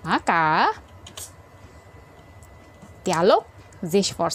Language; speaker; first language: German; non-native, fluent; Indonesian